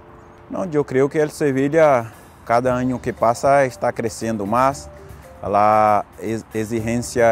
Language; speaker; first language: Spanish; non-native, fluent; Portuguese